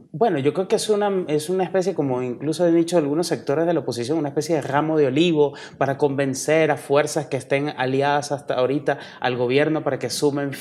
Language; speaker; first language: Spanish; native; Spanish